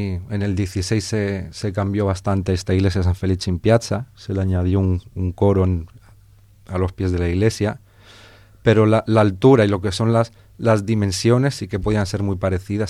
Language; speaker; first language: Spanish; native; Spanish